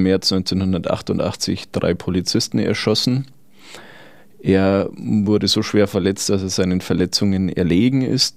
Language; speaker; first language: German; native; German